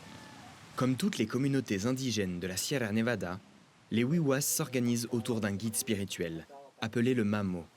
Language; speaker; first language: French; native; French